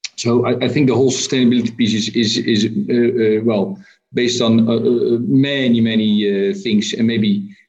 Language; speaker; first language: English; non-native, fluent; Dutch